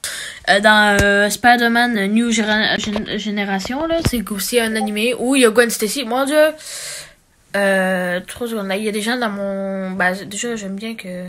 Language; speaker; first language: French; native; French